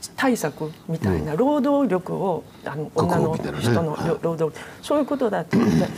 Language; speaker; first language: Japanese; native; Japanese